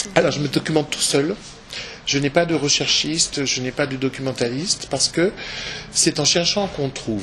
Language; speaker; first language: French; native; French